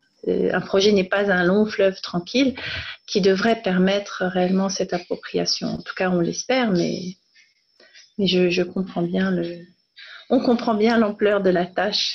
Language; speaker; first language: French; native; French